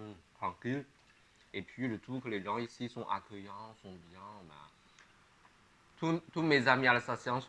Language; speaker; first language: French; non-native, fluent; Chinese